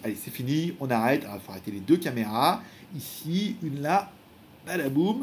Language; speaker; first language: French; native; French